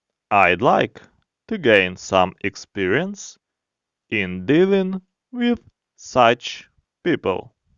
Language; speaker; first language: English; non-native, fluent; Ukrainian